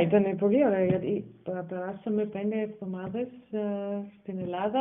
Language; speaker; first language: Greek; non-native, learner; German